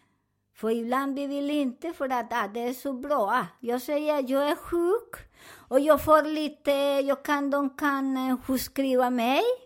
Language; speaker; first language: Swedish; non-native, learner; Spanish